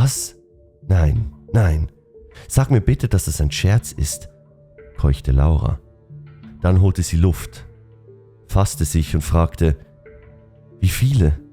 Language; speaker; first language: German; native; German